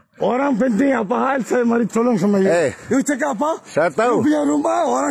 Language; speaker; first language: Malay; non-native, local second language; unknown